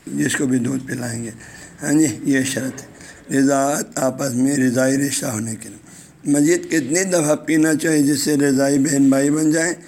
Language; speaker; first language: Urdu; non-native, local second language; Balti